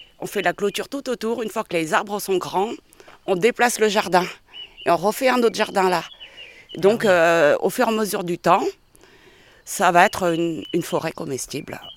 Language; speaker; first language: French; early bilingual, other home language; Khmer